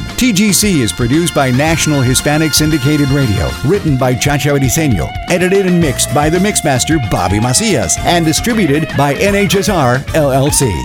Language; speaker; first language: English; early bilingual, other home language; Spanish